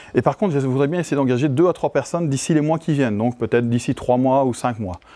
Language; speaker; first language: French; native; French